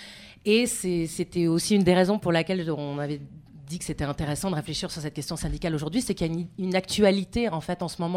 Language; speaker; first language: French; native; French